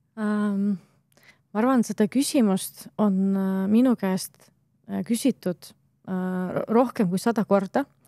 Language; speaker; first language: Estonian; non-native, local second language; Russian